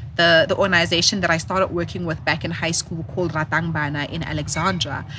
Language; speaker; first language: English; non-native, local second language; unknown